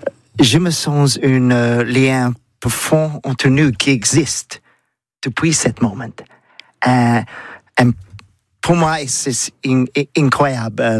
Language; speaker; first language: French; non-native, learner; English